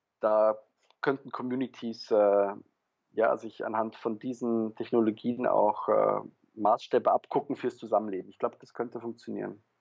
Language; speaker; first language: German; early bilingual, other home language; Polish